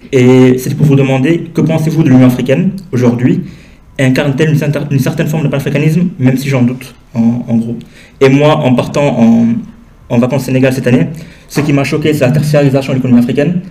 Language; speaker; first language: French; non-native, local second language; Wolof